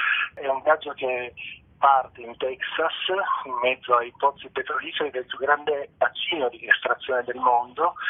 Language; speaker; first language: Italian; native; Italian